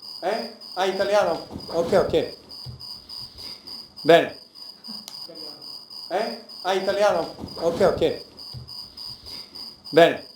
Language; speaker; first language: Italian; non-native, fluent; Serbian